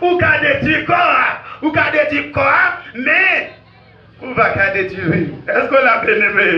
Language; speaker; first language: French; non-native, local second language; Haitian Creole